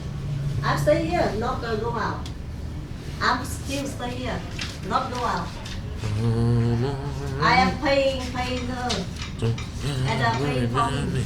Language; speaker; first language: English; non-native, learner; Vietnamese